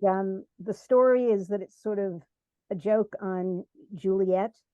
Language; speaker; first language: English; native; English